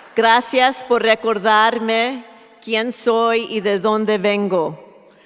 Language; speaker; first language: Spanish; early bilingual, heritage; Spanish